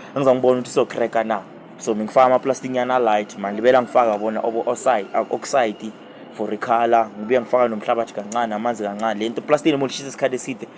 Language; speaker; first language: Zulu; non-native, local second language; Venda